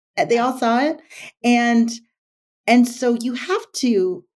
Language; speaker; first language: English; native; English